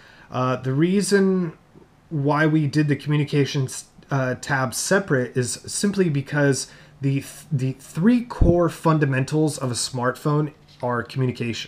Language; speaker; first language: English; native; English